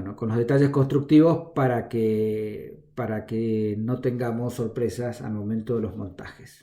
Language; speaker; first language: Spanish; native; Spanish